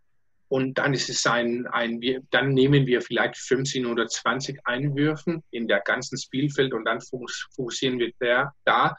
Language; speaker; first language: German; non-native, learner; Danish